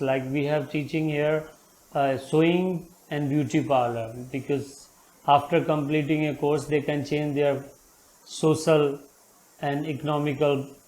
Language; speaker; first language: English; non-native, local second language; Hindi